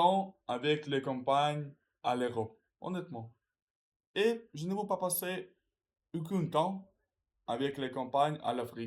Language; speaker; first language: French; non-native, learner; Russian